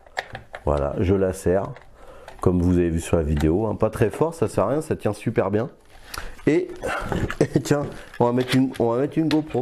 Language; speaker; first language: French; native; French